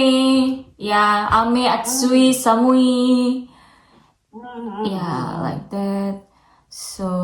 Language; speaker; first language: English; non-native, learner; Indonesian